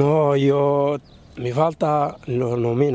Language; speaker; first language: Spanish; non-native, learner; Arabic